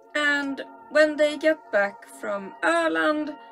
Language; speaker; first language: English; non-native, fluent; Swedish